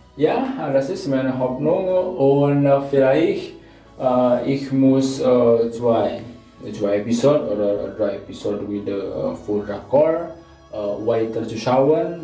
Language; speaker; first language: German; non-native, learner; Indonesian